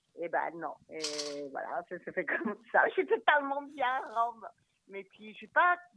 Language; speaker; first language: French; non-native, fluent; Italian